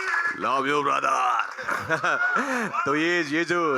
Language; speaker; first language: Hindi; native; Hindi